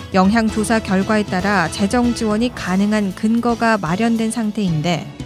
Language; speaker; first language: Korean; native; Korean